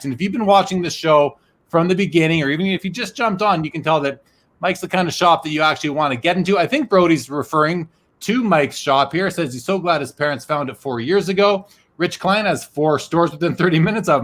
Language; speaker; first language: English; native; English